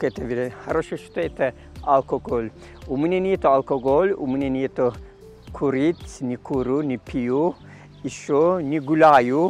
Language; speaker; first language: Russian; non-native, fluent; Turkish